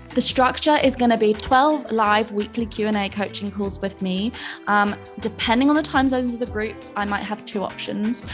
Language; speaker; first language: English; native; English